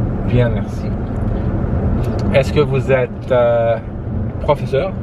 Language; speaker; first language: French; non-native, learner; English